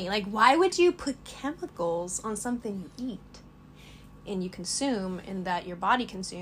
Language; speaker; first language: English; native; English